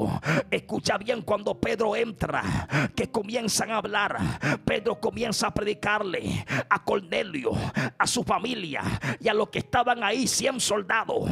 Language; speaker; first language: Spanish; native; Spanish